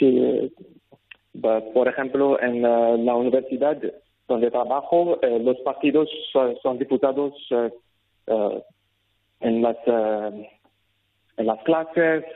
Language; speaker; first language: Spanish; non-native, learner; Arabic